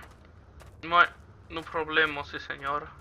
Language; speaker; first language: French; native; French